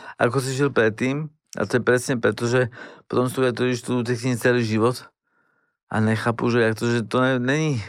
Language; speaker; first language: Slovak; native; Slovak